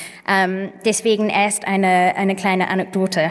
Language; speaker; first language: German; non-native, fluent; English